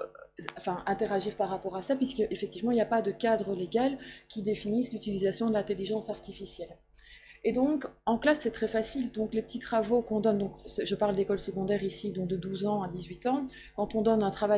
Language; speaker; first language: French; native; French